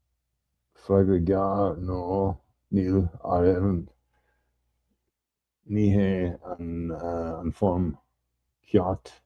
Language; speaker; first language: Irish; non-native, learner; English